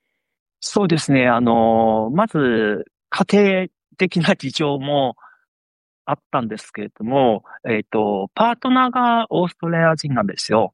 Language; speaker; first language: Japanese; non-native, fluent; Chinese